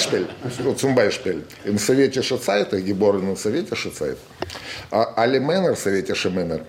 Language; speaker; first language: German; non-native, learner; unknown